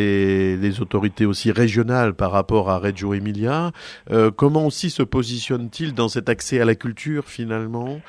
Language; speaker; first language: French; native; French